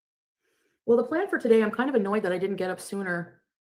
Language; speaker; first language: English; native; English